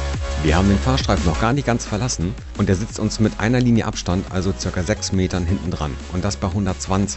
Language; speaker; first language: German; native; German